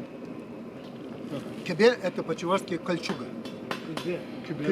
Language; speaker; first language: Russian; non-native, local second language; Chuvash